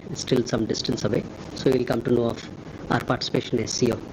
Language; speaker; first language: English; non-native, local second language; Hindi